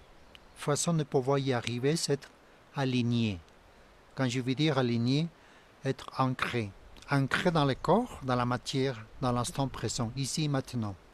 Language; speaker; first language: French; non-native, fluent; Spanish